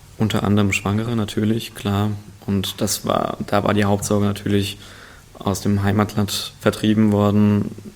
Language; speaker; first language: German; early bilingual, other home language; Russian